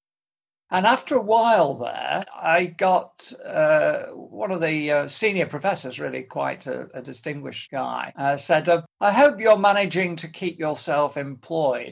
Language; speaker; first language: English; native; English